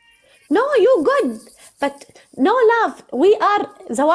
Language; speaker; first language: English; non-native, learner; Arabic